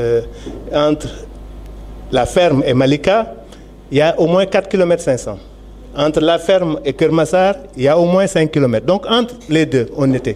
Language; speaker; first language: French; non-native, local second language; Wolof